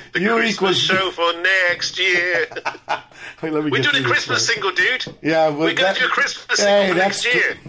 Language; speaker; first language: English; native; English